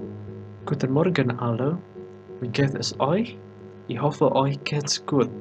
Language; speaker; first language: German; non-native, learner; Indonesian